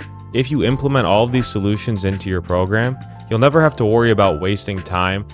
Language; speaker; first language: English; native; English